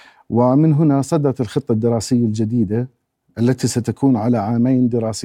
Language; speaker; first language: Arabic; native; Arabic